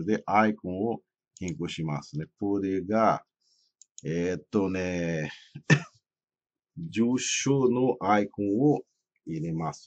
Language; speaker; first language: Japanese; non-native, fluent; Portuguese